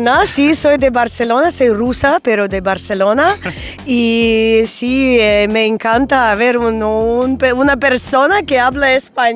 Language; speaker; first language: Spanish; non-native, fluent; Russian